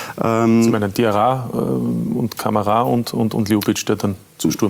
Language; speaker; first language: German; native; German